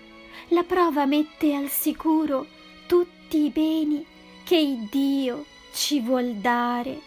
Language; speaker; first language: Italian; native; Italian